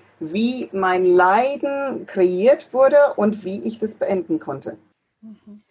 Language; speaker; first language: German; non-native, fluent; English